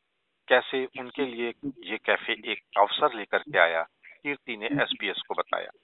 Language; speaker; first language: Hindi; native; Hindi